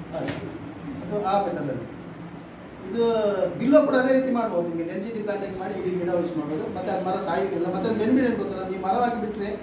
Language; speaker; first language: Kannada; non-native, local second language; Malayalam